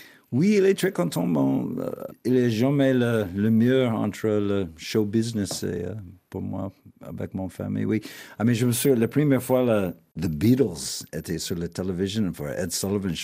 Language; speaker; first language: French; non-native, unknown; English